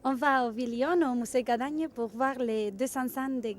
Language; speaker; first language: French; non-native, learner; Spanish